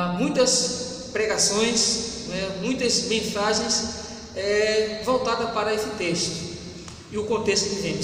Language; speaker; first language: Portuguese; native; Portuguese